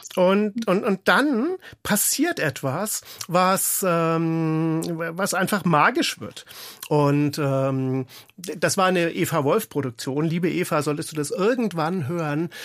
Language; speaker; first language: German; native; German